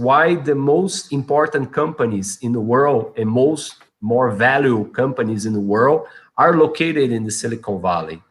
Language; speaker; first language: English; non-native, fluent; Portuguese